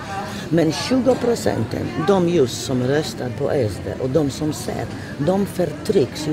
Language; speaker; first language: Swedish; non-native, fluent; Polish